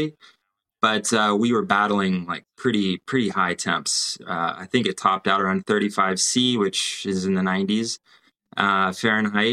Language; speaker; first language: English; native; English